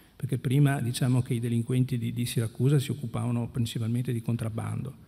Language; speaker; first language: Italian; native; Italian